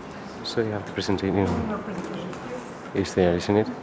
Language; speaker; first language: English; non-native, fluent; Spanish